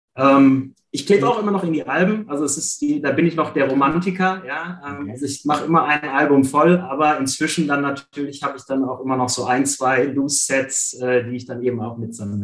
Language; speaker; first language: German; native; German